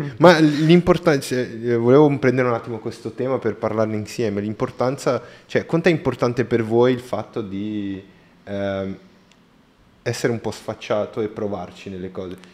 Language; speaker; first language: Italian; native; Italian